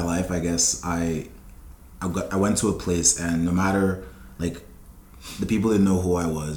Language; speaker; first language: English; non-native, local second language; Yoruba